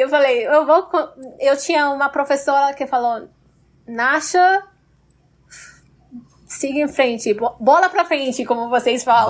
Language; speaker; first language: Portuguese; non-native, fluent; English